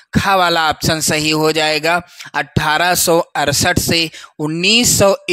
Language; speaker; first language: Hindi; native; Hindi